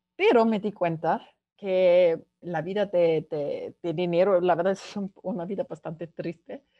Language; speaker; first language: Spanish; non-native, fluent; German